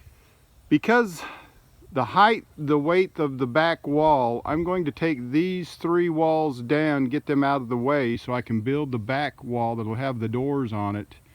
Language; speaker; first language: English; native; English